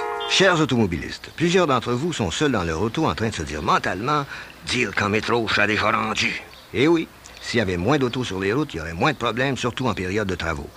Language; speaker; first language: French; native; French